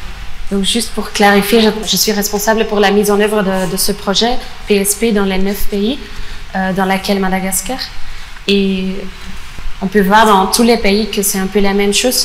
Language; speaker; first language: French; non-native, fluent; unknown